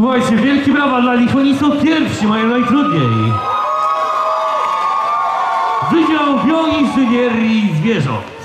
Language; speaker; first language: Polish; native; Polish